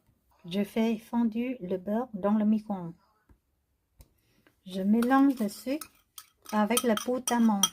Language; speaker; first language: French; non-native, learner; Vietnamese